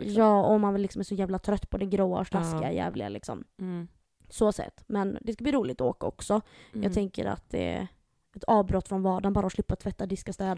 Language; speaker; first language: Swedish; native; Swedish